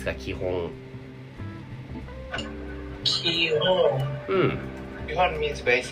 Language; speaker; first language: Japanese; non-native, learner; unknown